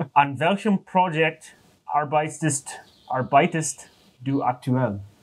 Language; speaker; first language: German; non-native, learner; English